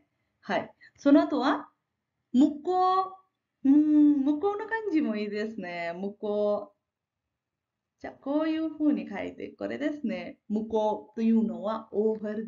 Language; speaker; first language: Japanese; non-native, fluent; Marathi